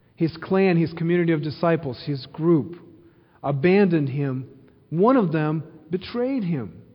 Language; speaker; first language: English; early bilingual, other home language; Ukrainian